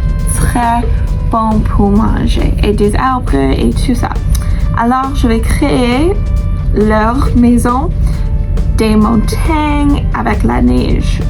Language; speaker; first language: French; non-native, fluent; English